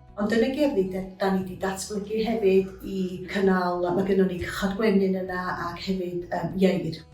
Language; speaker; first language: Welsh; native; Welsh